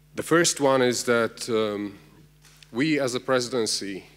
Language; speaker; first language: English; non-native, fluent; Slovak